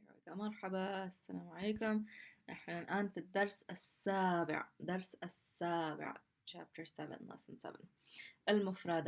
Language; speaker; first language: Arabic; non-native, fluent; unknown